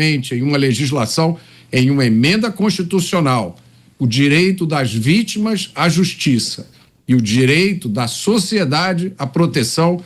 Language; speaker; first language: Portuguese; native; Portuguese